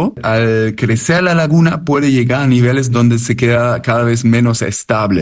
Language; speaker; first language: Spanish; native; Spanish